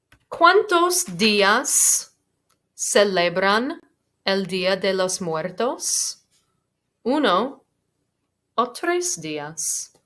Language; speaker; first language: Spanish; non-native, fluent; English